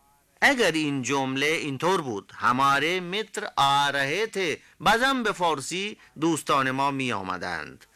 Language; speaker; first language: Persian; non-native, fluent; Hindi